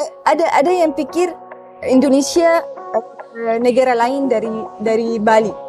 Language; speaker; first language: Indonesian; non-native, learner; Arabic